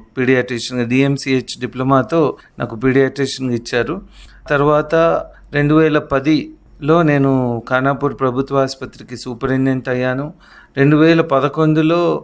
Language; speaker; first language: Telugu; native; Telugu